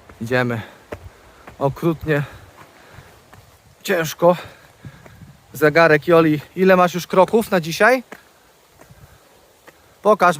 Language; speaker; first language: Polish; native; Polish